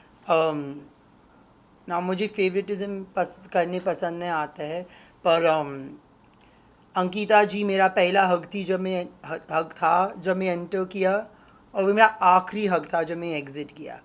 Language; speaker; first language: Hindi; non-native, local second language; English